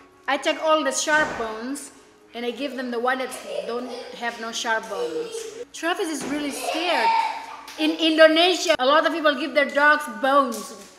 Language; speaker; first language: English; non-native, fluent; Indonesian